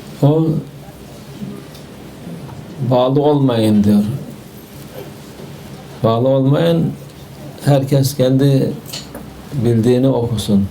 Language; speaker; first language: Turkish; native; Turkish